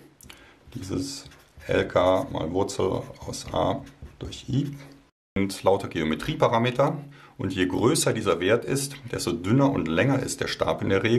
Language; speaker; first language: German; native; German